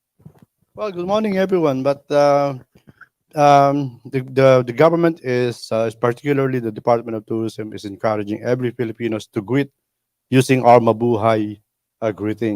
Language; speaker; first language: English; non-native, local second language; Filipino